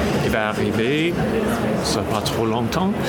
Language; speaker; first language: French; non-native, local second language; English